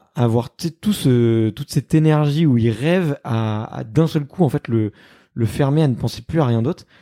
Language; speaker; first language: French; native; French